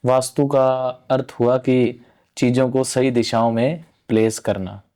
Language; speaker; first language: Hindi; non-native, local second language; Punjabi